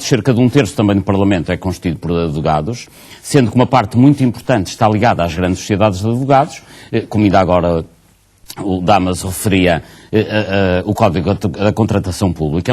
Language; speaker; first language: Portuguese; native; Portuguese